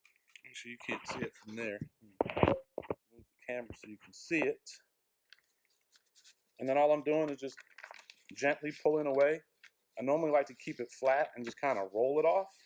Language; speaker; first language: English; native; English